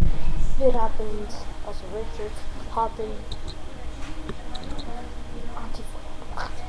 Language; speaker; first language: German; non-native, learner; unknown